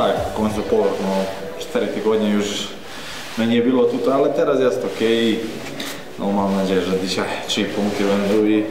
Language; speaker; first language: Polish; non-native, fluent; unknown